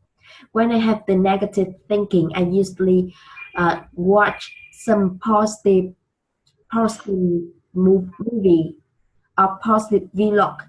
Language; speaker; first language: English; non-native, learner; Vietnamese